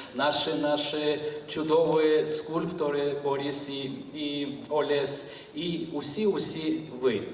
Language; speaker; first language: Ukrainian; non-native, learner; Lithuanian